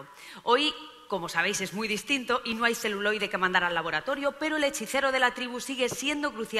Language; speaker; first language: Spanish; native; Spanish